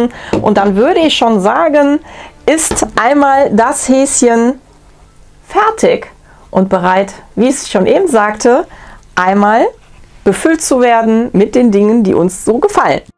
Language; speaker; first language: German; native; German